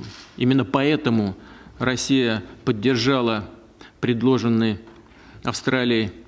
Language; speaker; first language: Russian; native; Russian